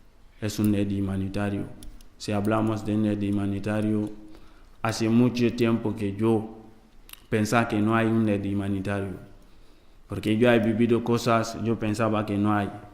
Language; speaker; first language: Spanish; non-native, learner; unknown